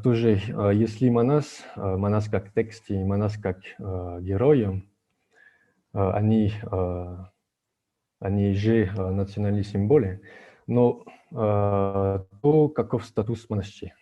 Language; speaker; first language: Russian; non-native, fluent; French